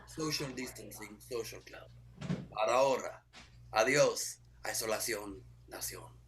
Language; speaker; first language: Spanish; non-native, learner; English